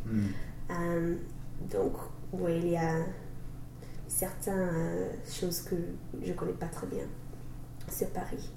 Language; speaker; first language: French; non-native, learner; English